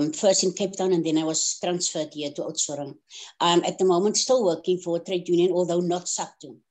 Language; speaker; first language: English; non-native, local second language; Afrikaans